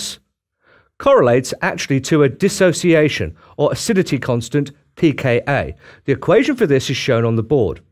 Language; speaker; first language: English; native; English